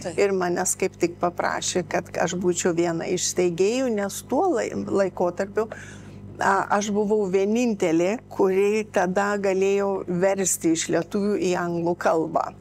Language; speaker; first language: Lithuanian; early bilingual, heritage; Lithuanian